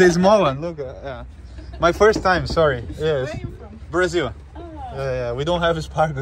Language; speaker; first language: English; non-native, learner; Portuguese